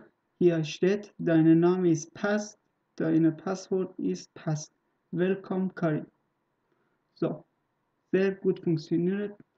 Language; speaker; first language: German; non-native, learner; Persian